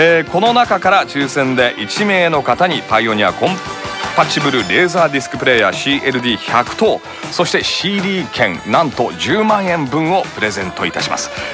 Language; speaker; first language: Japanese; early bilingual, heritage; Japanese